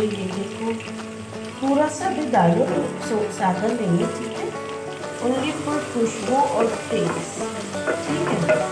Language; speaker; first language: Hindi; non-native, learner; Filipino